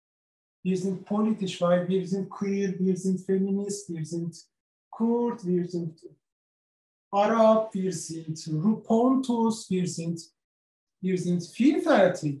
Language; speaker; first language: German; non-native, learner; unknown